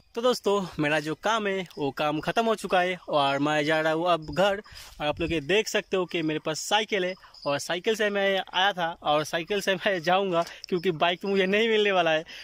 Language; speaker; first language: Hindi; non-native, local second language; Bangla